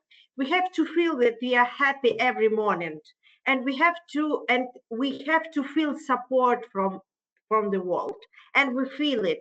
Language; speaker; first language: English; non-native, fluent; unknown